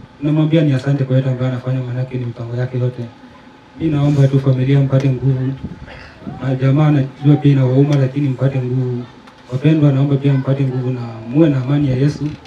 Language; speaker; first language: Swahili; non-native, local second language; Luo (Kenya and Tanzania)